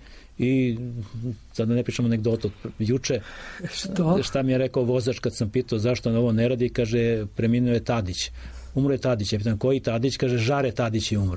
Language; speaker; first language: Serbian; native; Serbian